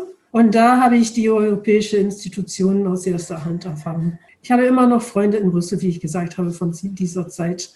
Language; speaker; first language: German; non-native, fluent; English